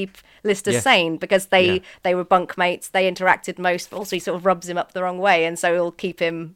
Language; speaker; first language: English; native; English